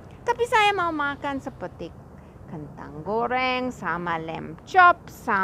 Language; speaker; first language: Indonesian; non-native, fluent; English